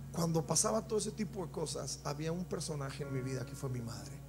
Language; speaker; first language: Spanish; native; Spanish